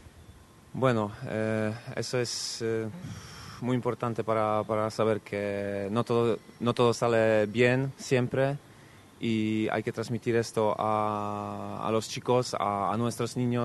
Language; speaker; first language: Spanish; non-native, fluent; Polish